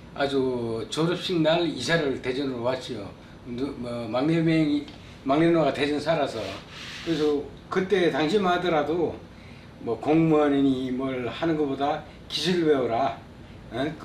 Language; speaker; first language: Korean; native; Korean